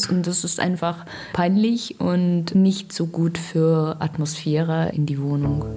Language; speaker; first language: German; non-native, learner; Russian